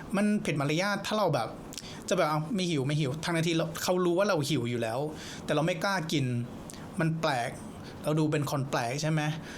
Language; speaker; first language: Thai; non-native, fluent; English